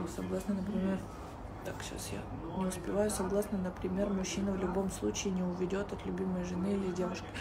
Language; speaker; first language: Russian; native; Russian